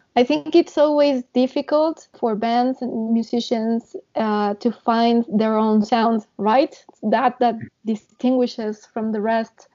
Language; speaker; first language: English; non-native, fluent; Spanish